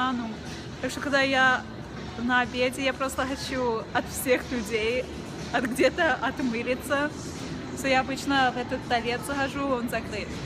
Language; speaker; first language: Russian; early bilingual, heritage; Russian